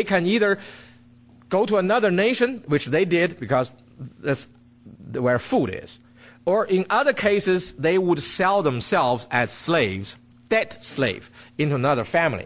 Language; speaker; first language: English; non-native, fluent; Chinese